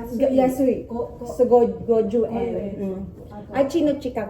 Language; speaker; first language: Japanese; non-native, learner; Filipino